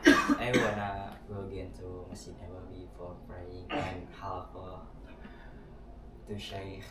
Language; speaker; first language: English; non-native, learner; Indonesian